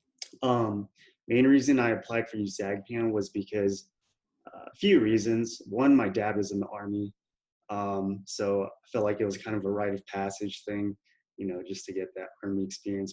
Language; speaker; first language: English; native; English